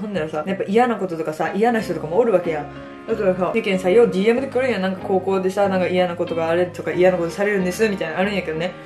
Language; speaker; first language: Japanese; native; Japanese